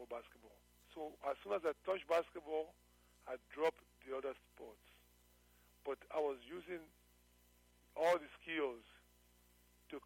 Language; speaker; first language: English; non-native, local second language; Yoruba